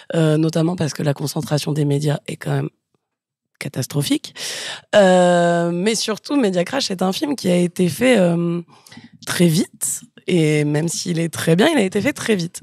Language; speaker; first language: French; native; French